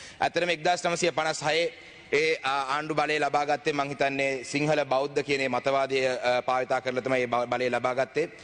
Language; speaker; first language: Sinhala; non-native, local second language; Tamil